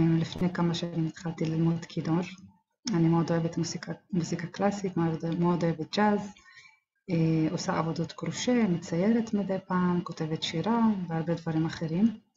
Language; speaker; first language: Hebrew; non-native, local second language; Arabic